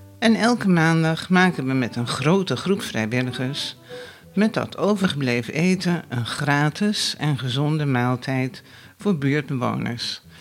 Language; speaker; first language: Dutch; native; Dutch